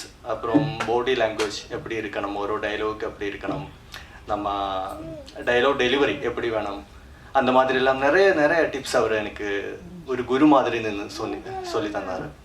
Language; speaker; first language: Tamil; non-native, learner; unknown